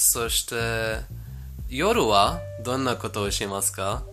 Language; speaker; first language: Japanese; non-native, fluent; Persian